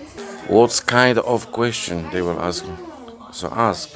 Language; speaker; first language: English; non-native, learner; Polish